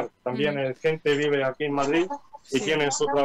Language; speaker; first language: Spanish; non-native, learner; Ukrainian